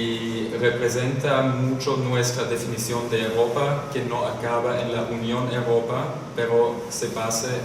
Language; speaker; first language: Spanish; non-native, fluent; German